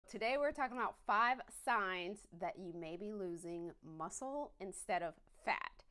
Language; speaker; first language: English; native; English